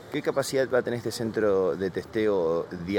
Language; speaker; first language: Spanish; native; Spanish